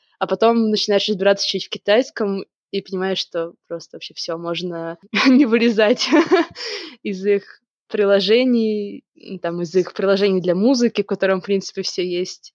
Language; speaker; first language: Russian; native; Russian